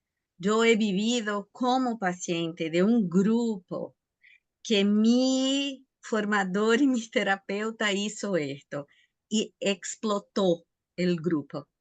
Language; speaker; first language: Spanish; non-native, fluent; Portuguese